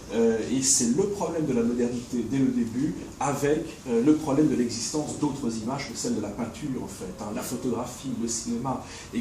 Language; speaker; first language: French; native; French